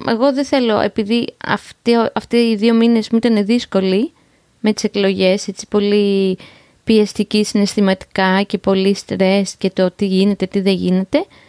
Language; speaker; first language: Greek; native; Greek